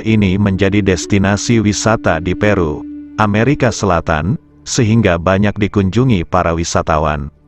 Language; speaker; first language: Indonesian; native; Indonesian